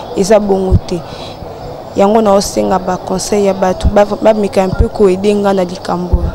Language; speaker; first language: Lingala; non-native, local second language; Luba-Lulua